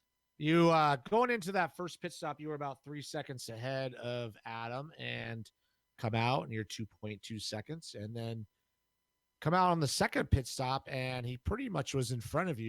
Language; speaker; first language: English; native; English